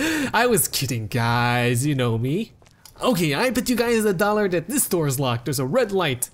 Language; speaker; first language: English; native; English